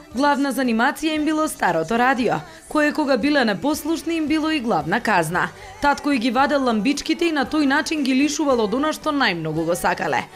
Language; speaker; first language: Macedonian; native; Macedonian